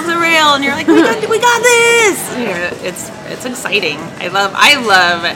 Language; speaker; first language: English; native; English